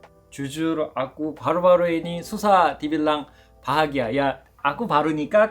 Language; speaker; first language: Indonesian; non-native, fluent; Korean